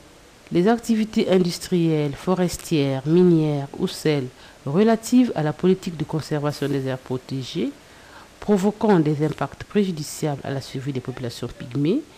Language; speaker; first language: French; non-native, local second language; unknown